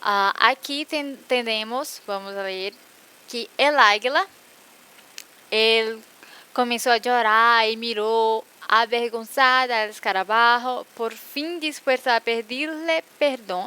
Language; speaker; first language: Spanish; non-native, fluent; Portuguese